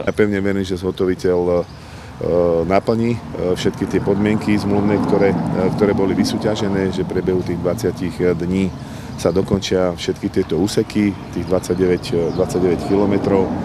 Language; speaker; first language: Slovak; native; Slovak